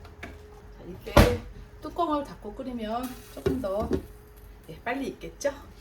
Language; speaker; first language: Korean; native; Korean